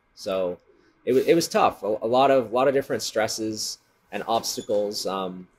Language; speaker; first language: English; native; English